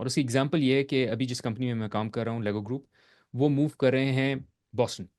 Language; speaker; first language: Urdu; native; Urdu